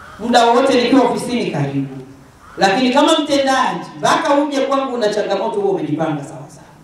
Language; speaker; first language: Swahili; native; Swahili